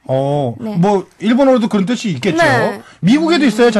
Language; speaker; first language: Korean; native; Korean